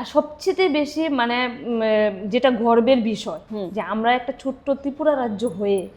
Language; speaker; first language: Bangla; native; Bangla